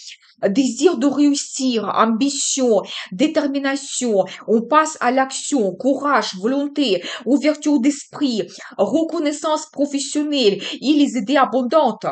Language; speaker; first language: French; non-native, fluent; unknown